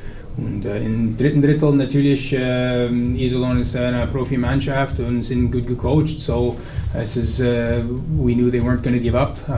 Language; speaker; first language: German; non-native, learner; English